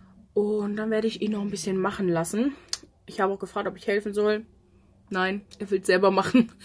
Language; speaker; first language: German; native; German